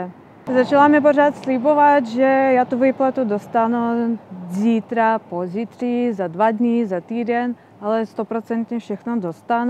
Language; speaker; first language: Czech; non-native, fluent; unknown